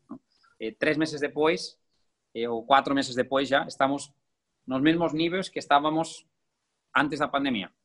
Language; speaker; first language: Portuguese; non-native, fluent; Spanish